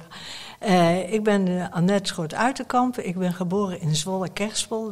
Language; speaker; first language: Dutch; native; Dutch